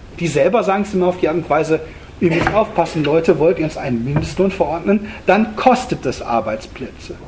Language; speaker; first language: German; native; German